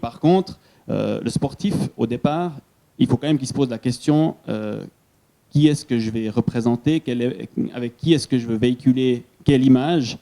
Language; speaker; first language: French; native; French